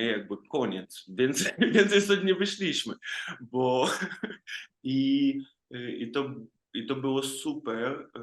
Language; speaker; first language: Polish; non-native, fluent; Ukrainian